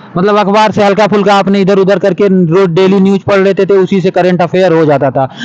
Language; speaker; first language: Hindi; native; Hindi